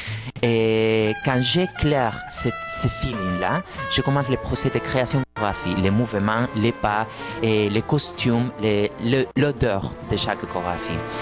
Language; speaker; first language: French; non-native, fluent; Spanish